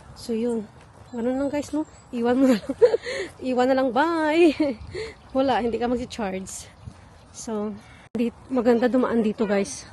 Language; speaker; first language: Filipino; non-native, local second language; Hiligaynon